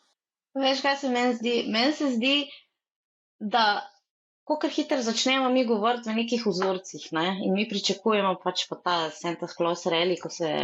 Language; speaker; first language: Slovenian; native; Slovenian